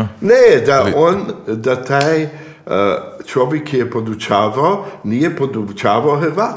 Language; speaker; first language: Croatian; early bilingual, heritage; Croatian